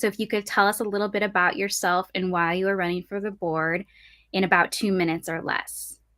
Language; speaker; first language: English; native; English